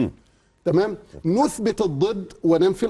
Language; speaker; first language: Arabic; native; Arabic